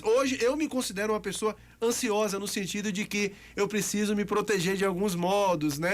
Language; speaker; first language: Portuguese; native; Portuguese